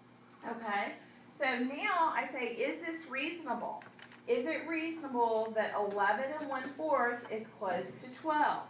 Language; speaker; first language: English; native; English